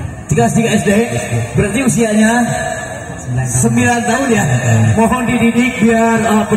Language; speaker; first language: Indonesian; non-native, local second language; Sundanese